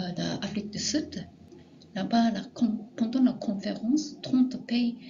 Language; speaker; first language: French; non-native, fluent; Japanese